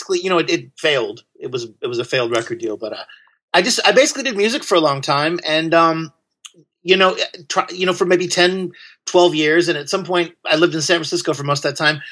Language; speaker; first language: English; native; English